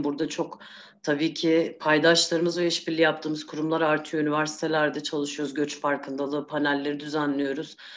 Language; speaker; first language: Turkish; native; Turkish